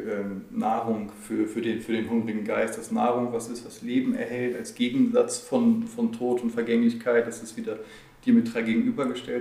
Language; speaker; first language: German; native; German